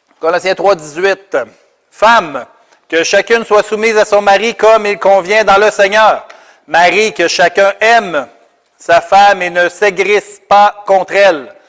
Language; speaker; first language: French; native; French